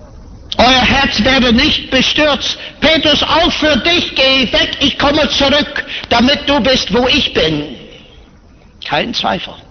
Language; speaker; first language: German; non-native, fluent; English